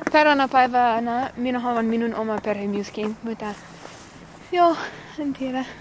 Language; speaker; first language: Finnish; non-native, learner; English